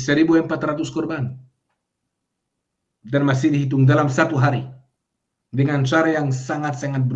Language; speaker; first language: Indonesian; non-native, fluent; Hebrew